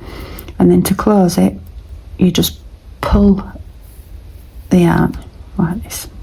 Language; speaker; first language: English; native; English